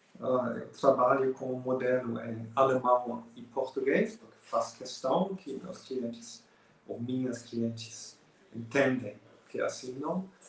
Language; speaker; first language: Portuguese; non-native, fluent; German